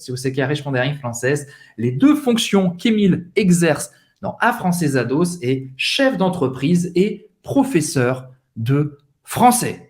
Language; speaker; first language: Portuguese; non-native, fluent; French